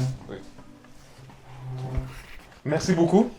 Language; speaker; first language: French; non-native, fluent; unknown